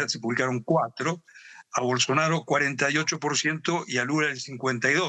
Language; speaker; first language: Spanish; native; Spanish